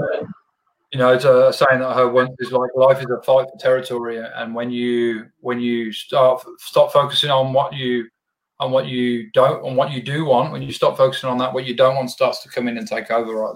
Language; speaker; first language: English; native; English